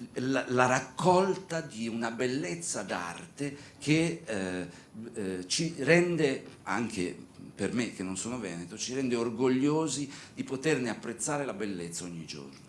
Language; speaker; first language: Italian; native; Italian